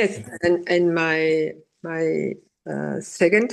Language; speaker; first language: English; non-native, learner; French